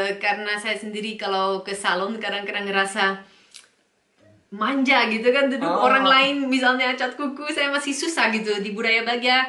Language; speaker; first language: Indonesian; non-native, fluent; Dutch